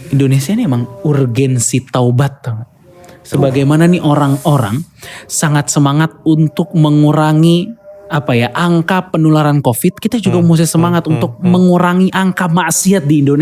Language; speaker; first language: Indonesian; native; Indonesian